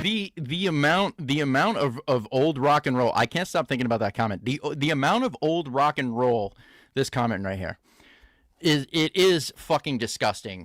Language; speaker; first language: English; native; English